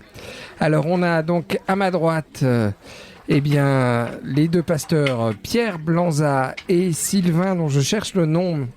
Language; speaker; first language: French; native; French